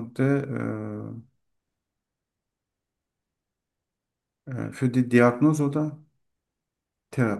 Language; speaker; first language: German; non-native, learner; Turkish